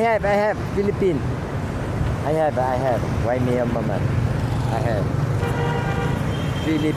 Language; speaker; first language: English; non-native, learner; Vietnamese